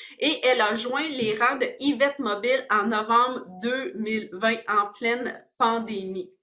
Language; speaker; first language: French; native; French